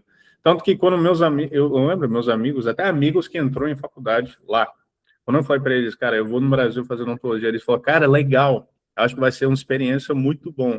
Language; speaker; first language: Portuguese; early bilingual, heritage; English